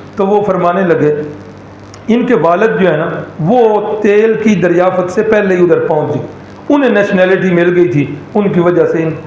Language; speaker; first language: Urdu; non-native, local second language; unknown